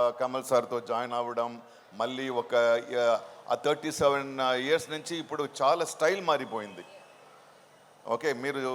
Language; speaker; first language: Telugu; non-native, local second language; Tamil